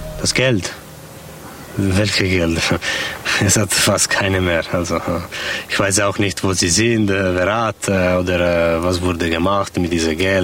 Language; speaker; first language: German; non-native, fluent; Italian